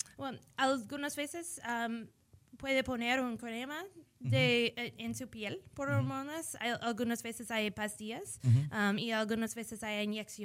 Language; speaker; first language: Spanish; early bilingual, heritage; English